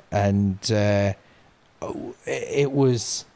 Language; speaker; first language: English; native; English